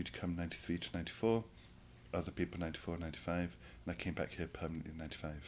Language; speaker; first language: English; native; English